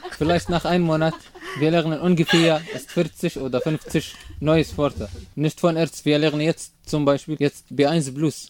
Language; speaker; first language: German; non-native, learner; Arabic